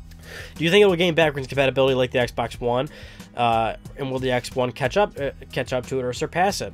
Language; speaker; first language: English; native; English